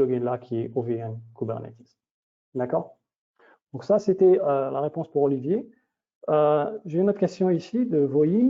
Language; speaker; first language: French; native; French